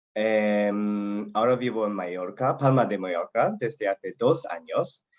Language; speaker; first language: Spanish; non-native, learner; English